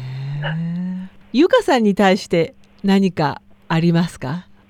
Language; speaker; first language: Japanese; native; Japanese